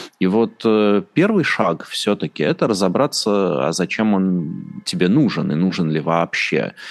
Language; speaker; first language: Russian; native; Russian